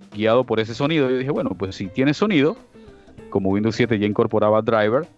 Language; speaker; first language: Spanish; native; Spanish